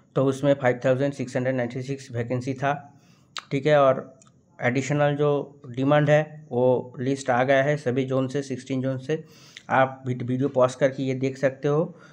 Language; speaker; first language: Hindi; non-native, local second language; Bangla